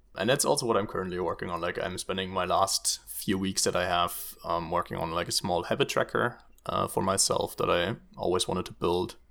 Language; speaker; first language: English; non-native, fluent; German